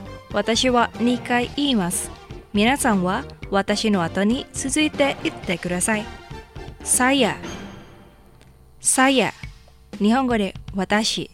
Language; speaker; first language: Japanese; non-native, fluent; Indonesian